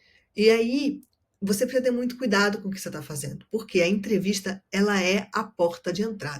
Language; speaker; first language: Portuguese; native; Portuguese